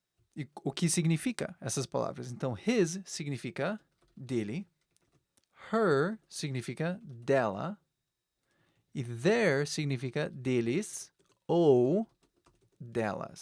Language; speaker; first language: Portuguese; non-native, fluent; English